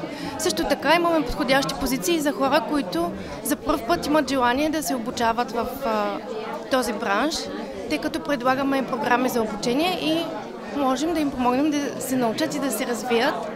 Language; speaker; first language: Bulgarian; native; Bulgarian